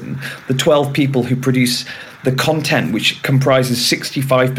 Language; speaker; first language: English; native; English